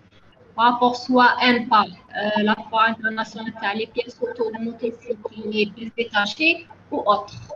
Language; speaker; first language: French; non-native, local second language; Arabic